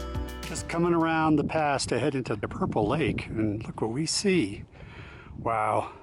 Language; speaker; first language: English; native; English